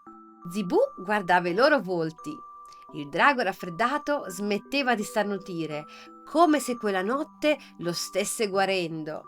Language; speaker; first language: Italian; native; Italian